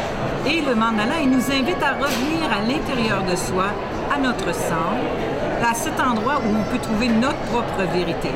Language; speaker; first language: French; native; French